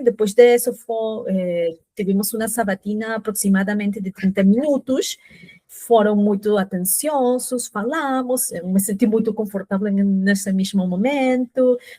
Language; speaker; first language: Portuguese; non-native, fluent; Spanish